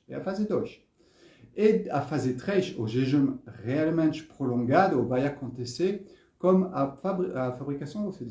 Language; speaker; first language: Portuguese; non-native, fluent; French